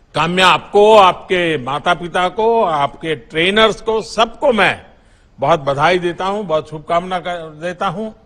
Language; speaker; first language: Hindi; non-native, local second language; Gujarati